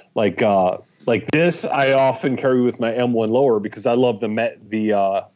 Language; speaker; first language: English; native; English